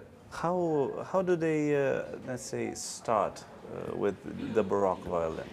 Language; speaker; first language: English; non-native, fluent; Romanian